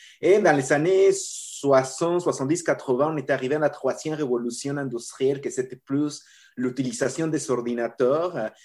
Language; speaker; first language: French; non-native, fluent; Spanish